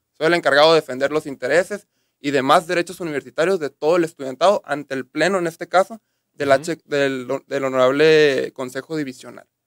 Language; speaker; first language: Spanish; native; Spanish